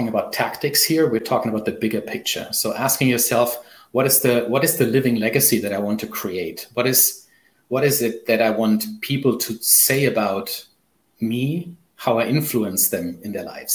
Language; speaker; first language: English; non-native, fluent; German